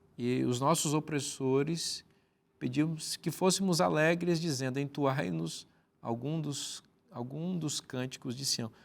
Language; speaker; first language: Portuguese; native; Portuguese